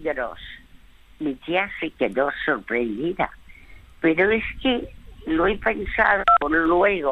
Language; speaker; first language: Spanish; early bilingual, other home language; French